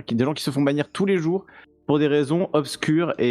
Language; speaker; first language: French; native; French